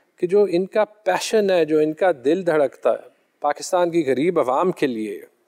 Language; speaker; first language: Urdu; non-native, local second language; Pashto